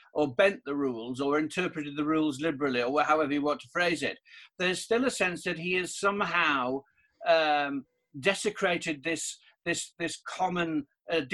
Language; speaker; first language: English; native; English